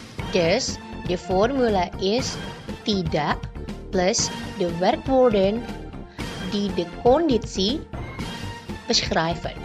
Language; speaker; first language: Dutch; non-native, fluent; Indonesian